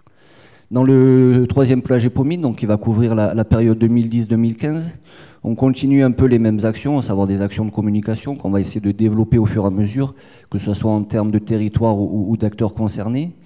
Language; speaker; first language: French; native; French